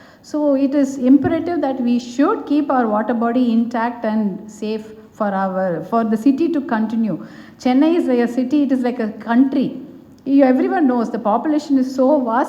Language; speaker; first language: English; non-native, local second language; Tamil